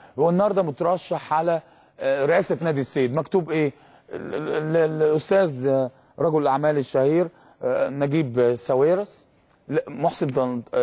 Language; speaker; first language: Arabic; native; Arabic